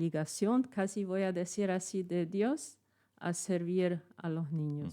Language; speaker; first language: Spanish; non-native, local second language; Plautdietsch